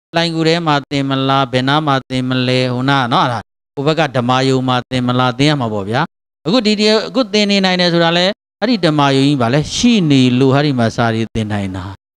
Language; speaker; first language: Burmese; native; Burmese